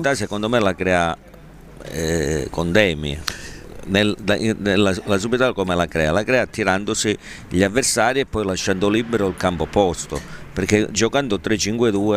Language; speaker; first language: Italian; native; Italian